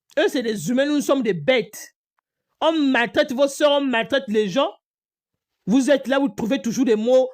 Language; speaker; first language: French; non-native, local second language; Lingala